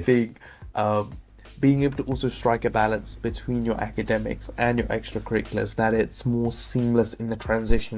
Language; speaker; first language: English; native; English